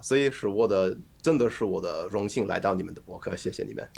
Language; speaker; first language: Chinese; non-native, learner; English